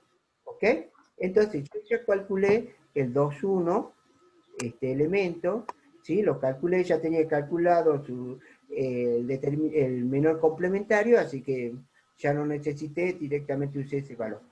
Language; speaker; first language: Spanish; native; Spanish